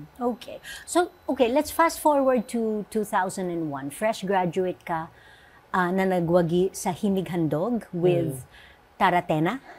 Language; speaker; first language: Filipino; native; Filipino